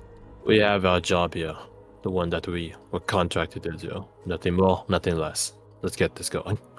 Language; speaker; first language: English; native; English